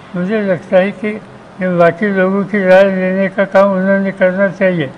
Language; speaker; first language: Hindi; non-native, local second language; Marathi